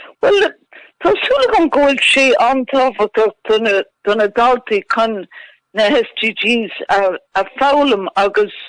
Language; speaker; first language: Irish; non-native, local second language; English